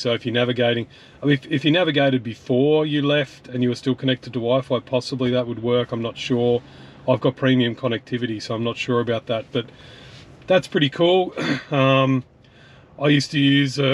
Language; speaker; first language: English; native; English